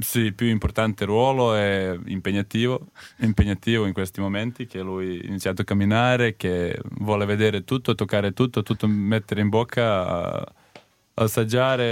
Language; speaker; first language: Italian; non-native, learner; Serbian